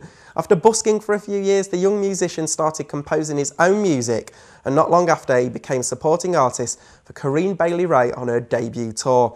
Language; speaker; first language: English; native; English